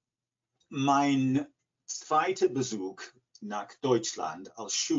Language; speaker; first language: German; non-native, fluent; English